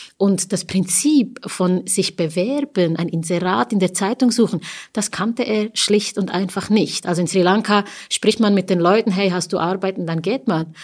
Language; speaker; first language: German; early bilingual, other home language; Tamil